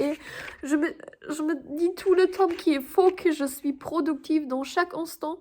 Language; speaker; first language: French; non-native, fluent; German